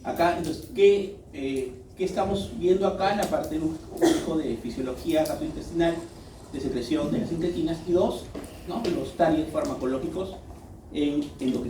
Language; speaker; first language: Spanish; native; Spanish